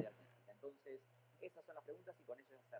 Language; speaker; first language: Spanish; native; Spanish